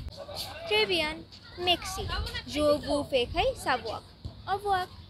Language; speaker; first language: French; non-native, learner; Bangla